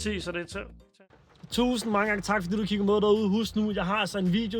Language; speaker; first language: Danish; native; Danish